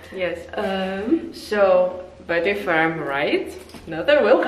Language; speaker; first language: English; non-native, learner; Russian